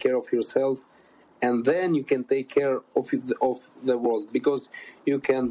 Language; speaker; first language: English; non-native, fluent; Albanian